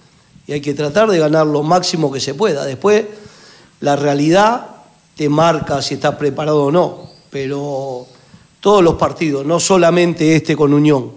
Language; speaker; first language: Spanish; native; Spanish